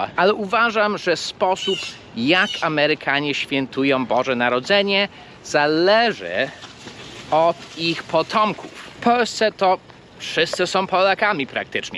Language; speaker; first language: Polish; early bilingual, heritage; English